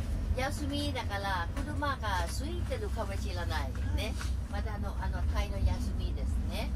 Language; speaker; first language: Japanese; non-native, fluent; Thai